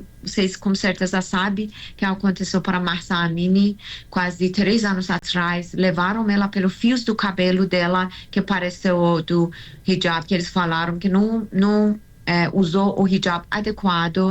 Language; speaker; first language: Portuguese; non-native, learner; Persian